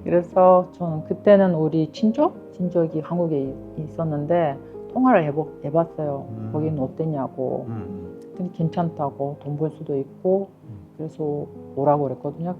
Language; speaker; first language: Korean; non-native, fluent; Kyrgyz